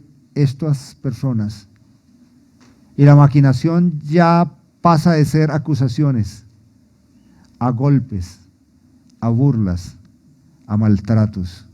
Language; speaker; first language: Spanish; native; Spanish